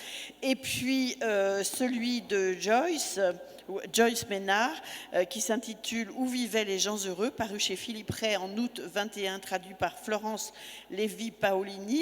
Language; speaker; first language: French; native; French